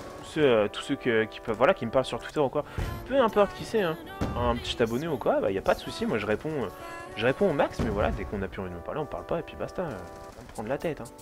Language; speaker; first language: French; native; French